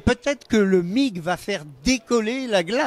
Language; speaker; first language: French; native; French